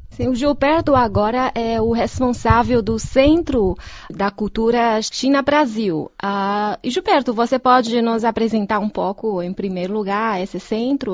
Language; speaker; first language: Portuguese; non-native, fluent; Chinese